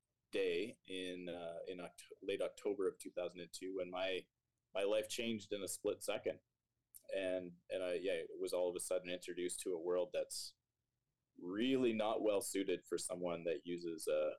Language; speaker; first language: English; native; English